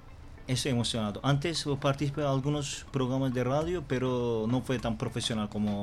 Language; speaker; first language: Spanish; non-native, learner; Turkish